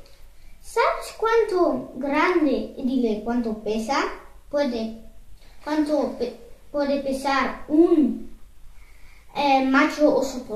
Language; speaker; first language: Spanish; early bilingual, heritage; Spanish